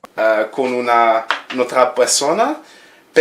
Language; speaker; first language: Spanish; non-native, learner; French